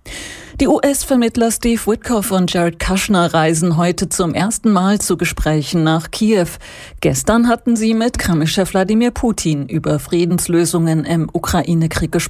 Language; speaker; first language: German; native; German